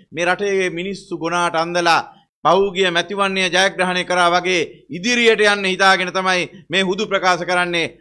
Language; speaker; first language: Sinhala; native; Sinhala